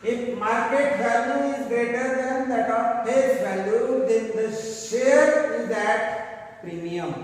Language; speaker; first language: English; non-native, local second language; Marathi